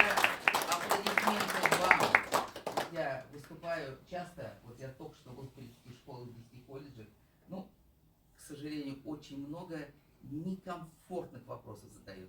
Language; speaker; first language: Russian; native; Russian